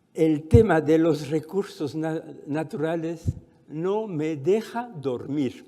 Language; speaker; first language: Spanish; non-native, fluent; French